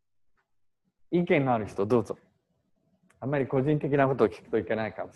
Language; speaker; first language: Japanese; native; Japanese